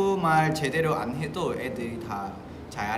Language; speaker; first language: Korean; non-native, fluent; Vietnamese